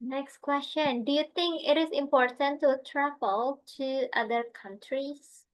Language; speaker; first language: English; non-native, fluent; Indonesian